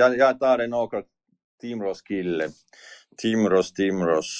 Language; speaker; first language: Swedish; non-native, learner; Finnish